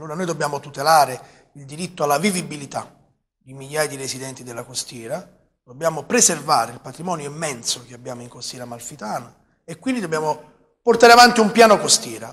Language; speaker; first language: Italian; native; Italian